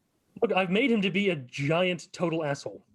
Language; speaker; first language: English; native; English